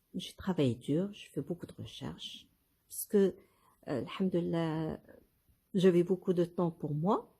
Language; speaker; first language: French; non-native, local second language; Arabic